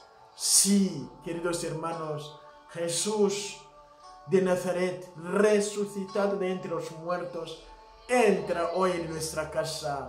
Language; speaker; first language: Spanish; non-native, fluent; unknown